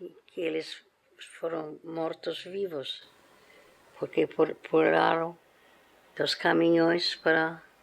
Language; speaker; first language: Portuguese; non-native, fluent; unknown